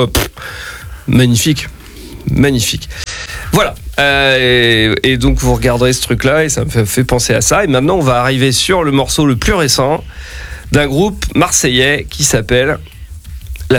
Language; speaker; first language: French; native; French